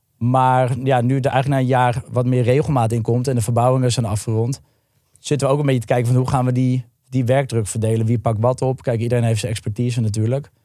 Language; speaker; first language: Dutch; native; Dutch